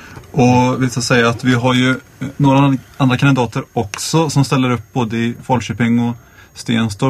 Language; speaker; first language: Swedish; native; Swedish